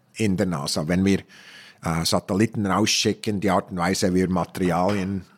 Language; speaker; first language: German; native; German